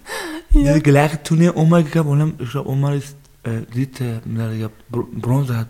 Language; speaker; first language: German; non-native, learner; Baluchi